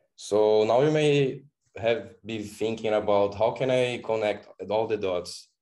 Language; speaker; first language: English; non-native, fluent; Portuguese